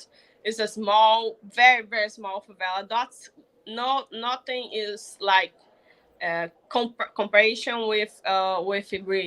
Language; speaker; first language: English; non-native, learner; Portuguese